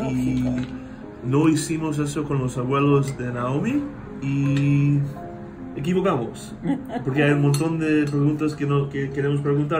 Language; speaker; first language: Spanish; non-native, learner; English